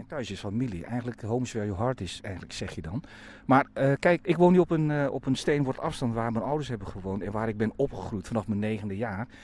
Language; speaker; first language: Dutch; native; Dutch